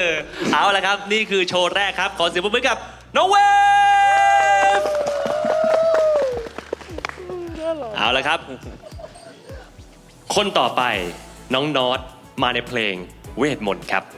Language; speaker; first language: Thai; native; Thai